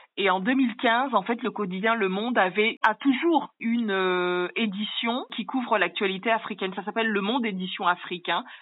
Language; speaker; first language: French; native; French